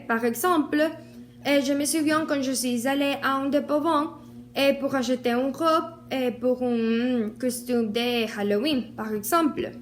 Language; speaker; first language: French; non-native, learner; Spanish